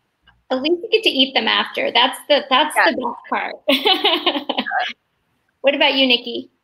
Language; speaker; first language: English; native; English